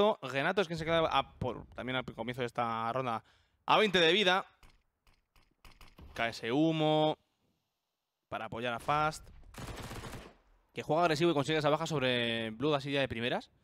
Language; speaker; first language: Spanish; native; Spanish